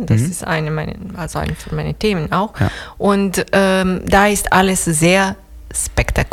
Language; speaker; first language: German; non-native, fluent; Serbian